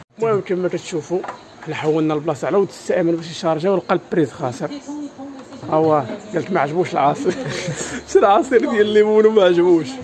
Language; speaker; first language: Arabic; native; Arabic